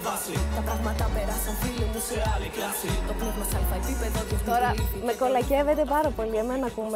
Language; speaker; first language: Greek; native; Greek